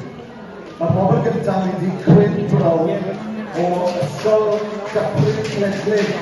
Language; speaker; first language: Welsh; native; Welsh